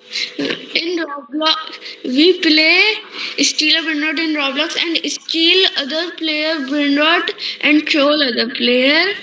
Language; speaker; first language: English; non-native, learner; Hindi